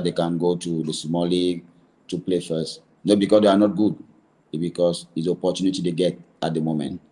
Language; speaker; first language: English; non-native, learner; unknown